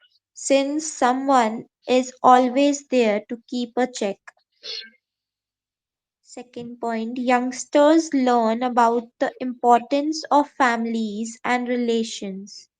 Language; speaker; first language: English; non-native, learner; Hindi